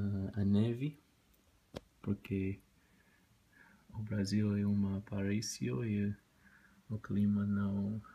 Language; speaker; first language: Portuguese; non-native, learner; Spanish